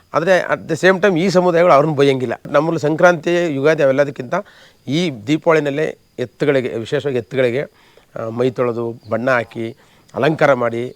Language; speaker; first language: Kannada; native; Kannada